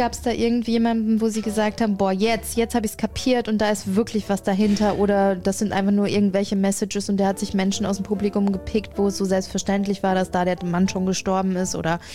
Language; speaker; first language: German; native; German